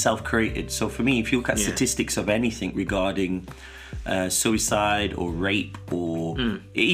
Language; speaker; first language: English; native; English